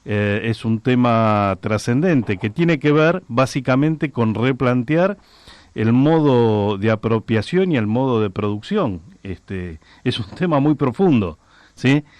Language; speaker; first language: Spanish; native; Spanish